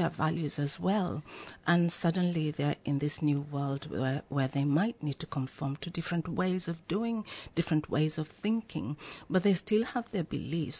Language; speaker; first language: English; non-native, local second language; Swahili